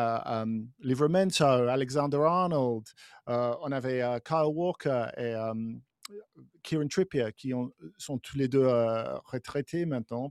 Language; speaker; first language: French; non-native, fluent; English